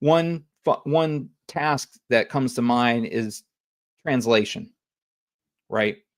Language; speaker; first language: English; native; English